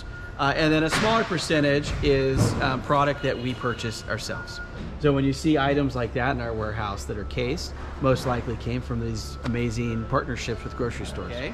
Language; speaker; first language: English; native; English